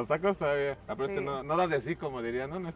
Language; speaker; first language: Spanish; native; Spanish